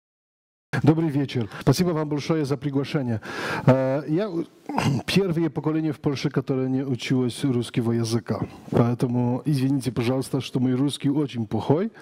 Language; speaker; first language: Russian; non-native, learner; Polish